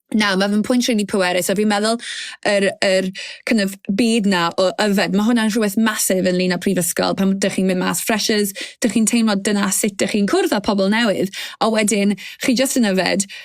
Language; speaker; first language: Welsh; native; Welsh